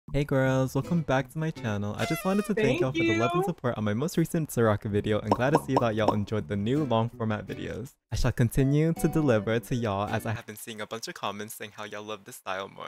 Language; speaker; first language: English; native; English